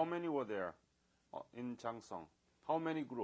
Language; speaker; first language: English; non-native, fluent; Korean